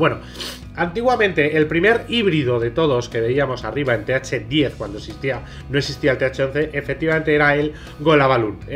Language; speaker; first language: Spanish; native; Spanish